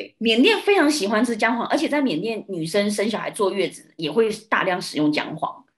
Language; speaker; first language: Chinese; early bilingual, heritage; Chinese